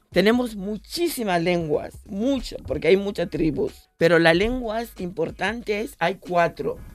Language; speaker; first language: Spanish; non-native, fluent; Swahili